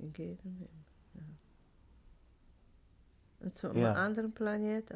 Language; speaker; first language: German; non-native, learner; Russian